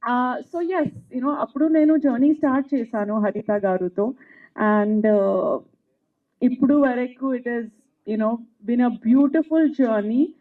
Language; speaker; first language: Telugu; non-native, fluent; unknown